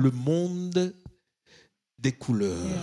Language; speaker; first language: French; native; French